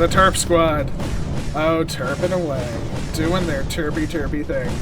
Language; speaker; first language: English; native; English